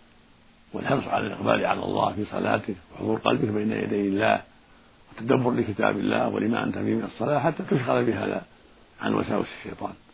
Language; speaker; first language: Arabic; native; Arabic